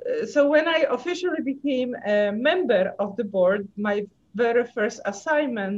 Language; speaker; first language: English; non-native, fluent; Polish